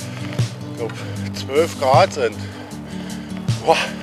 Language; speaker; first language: German; native; German